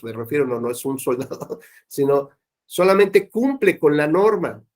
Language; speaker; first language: Spanish; native; Spanish